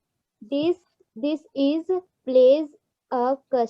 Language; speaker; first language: English; non-native, learner; Hindi